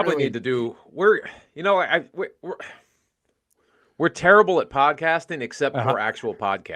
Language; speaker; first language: English; native; English